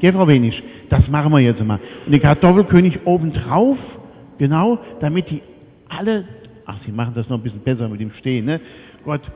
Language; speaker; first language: German; native; German